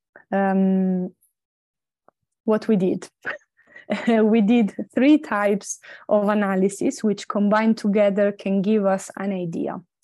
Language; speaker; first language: English; non-native, fluent; Italian